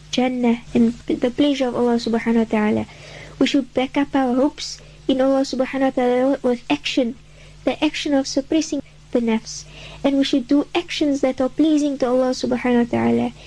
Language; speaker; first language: English; native; English